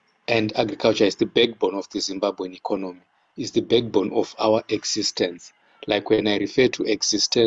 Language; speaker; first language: English; non-native, local second language; Shona